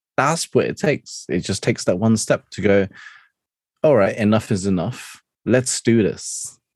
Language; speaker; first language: English; non-native, local second language; Cantonese